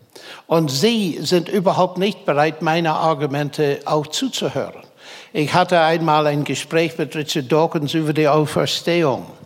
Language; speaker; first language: German; non-native, fluent; English